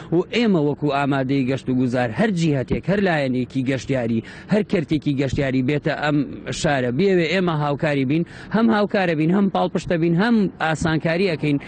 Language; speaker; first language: Central Kurdish; native; Central Kurdish